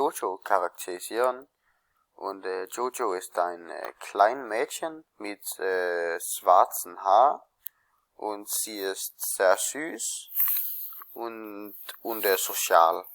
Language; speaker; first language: German; non-native, learner; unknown